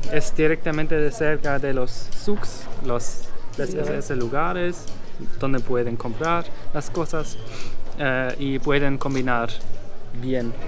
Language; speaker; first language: Spanish; non-native, learner; German